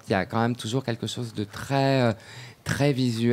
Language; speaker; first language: French; native; French